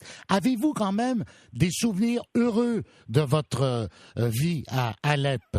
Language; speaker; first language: French; native; French